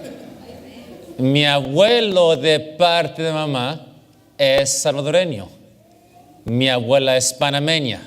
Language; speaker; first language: Spanish; early bilingual, heritage; English